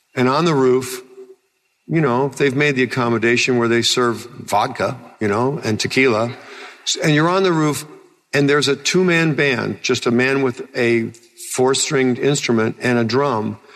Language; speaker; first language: English; native; English